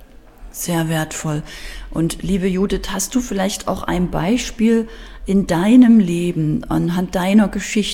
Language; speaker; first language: German; native; German